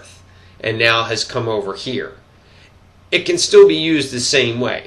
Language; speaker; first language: English; native; English